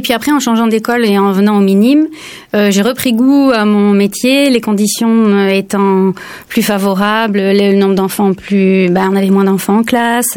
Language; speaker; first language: French; native; French